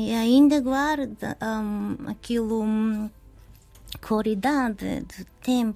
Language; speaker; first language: Portuguese; non-native, learner; Japanese